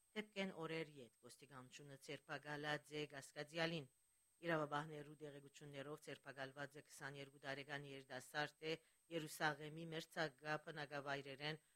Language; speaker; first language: Armenian; early bilingual, heritage; Armenian